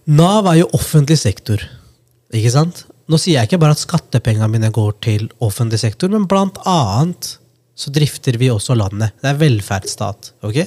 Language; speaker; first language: Norwegian; early bilingual, other home language; Punjabi